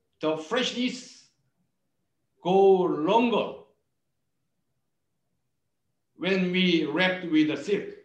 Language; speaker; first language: English; non-native, learner; Korean